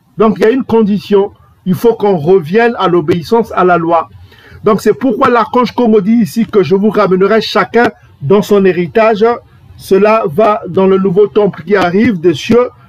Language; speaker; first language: French; non-native, local second language; Kongo